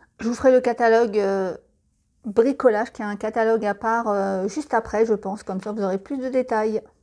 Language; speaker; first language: French; native; French